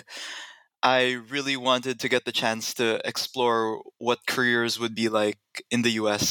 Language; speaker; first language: English; non-native, local second language; Filipino